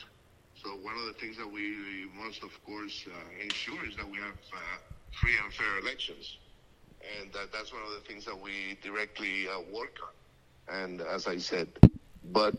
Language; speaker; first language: English; non-native, fluent; Spanish